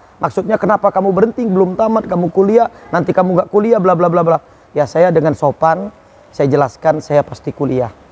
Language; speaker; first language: Indonesian; native; Indonesian